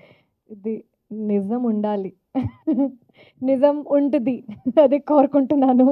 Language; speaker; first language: Telugu; non-native, fluent; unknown